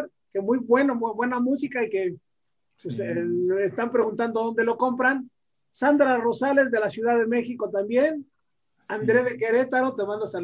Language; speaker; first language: Spanish; native; Spanish